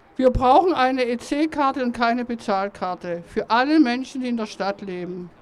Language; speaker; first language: German; native; German